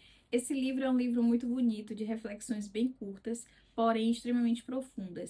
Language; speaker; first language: Portuguese; native; Portuguese